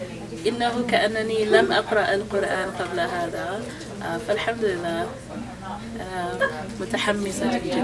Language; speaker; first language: Arabic; non-native, learner; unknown